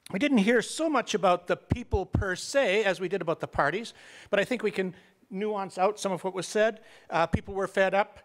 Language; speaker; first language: English; native; English